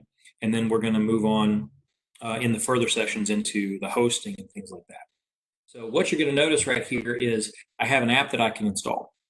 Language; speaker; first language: English; native; English